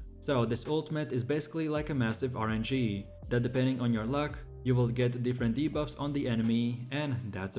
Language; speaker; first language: English; non-native, fluent; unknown